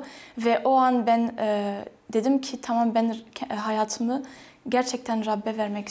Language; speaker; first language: Turkish; non-native, fluent; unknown